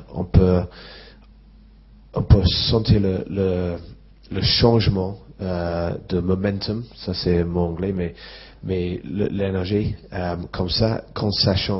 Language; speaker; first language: French; non-native, fluent; English